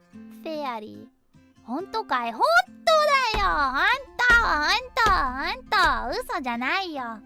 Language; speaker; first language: Japanese; non-native, learner; English